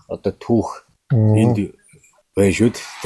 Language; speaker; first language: Mongolian; native; Mongolian